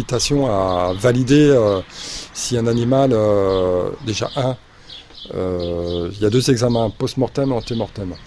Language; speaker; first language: French; native; French